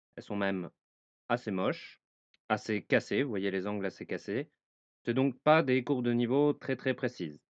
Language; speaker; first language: French; native; French